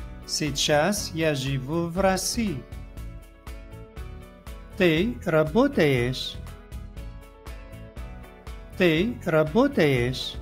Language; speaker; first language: Russian; non-native, learner; Arabic